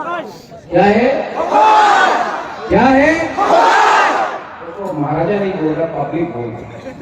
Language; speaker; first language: Hindi; non-native, local second language; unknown